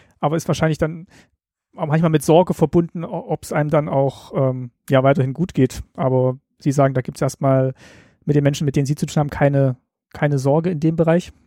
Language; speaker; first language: German; native; German